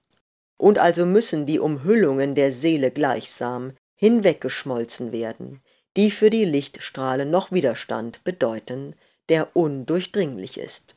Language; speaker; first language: German; native; German